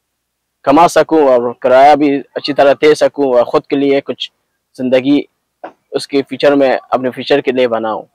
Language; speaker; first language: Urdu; non-native, learner; Pashto